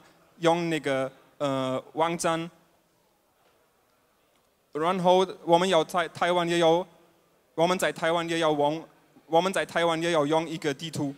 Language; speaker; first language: Chinese; non-native, fluent; German